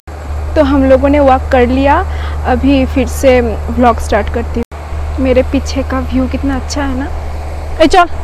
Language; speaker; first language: Hindi; non-native, local second language; Bangla